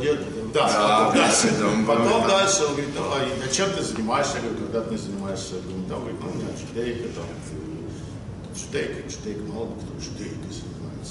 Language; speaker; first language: Russian; early bilingual, other home language; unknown